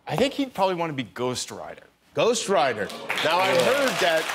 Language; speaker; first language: English; native; English